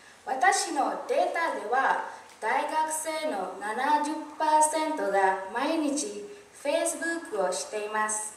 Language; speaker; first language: Japanese; non-native, learner; English